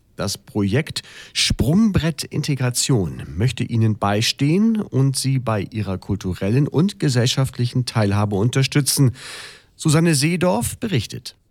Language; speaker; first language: German; native; German